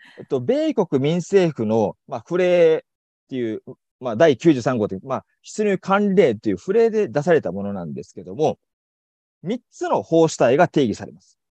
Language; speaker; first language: Japanese; native; Japanese